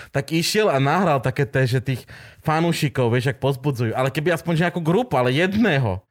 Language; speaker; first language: Slovak; native; Slovak